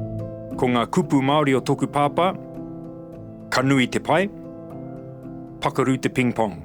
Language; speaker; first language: Māori; non-native, local second language; English